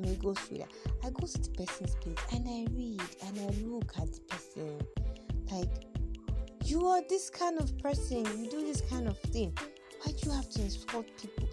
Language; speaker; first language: English; non-native, local second language; Yoruba